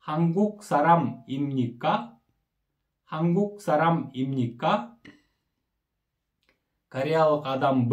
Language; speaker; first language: Korean; non-native, learner; Kyrgyz